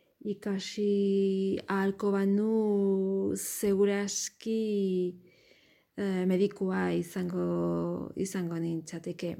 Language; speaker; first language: Basque; non-native, learner; Spanish